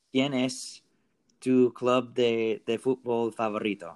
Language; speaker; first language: Spanish; non-native, learner; English